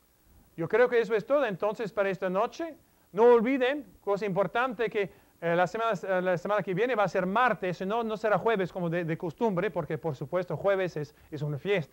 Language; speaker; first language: Spanish; non-native, fluent; English